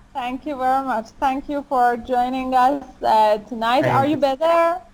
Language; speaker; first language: English; non-native, fluent; Persian